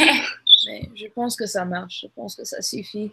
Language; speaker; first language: French; non-native, learner; English